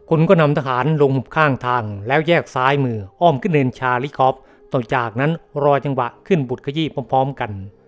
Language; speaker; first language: Thai; native; Thai